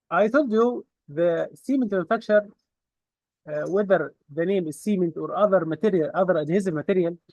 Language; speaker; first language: English; non-native, fluent; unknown